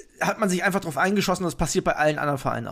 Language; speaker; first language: German; native; German